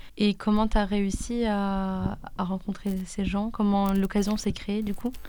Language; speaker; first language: French; native; French